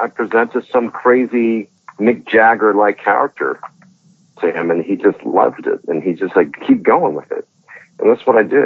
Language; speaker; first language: English; non-native, local second language; Cantonese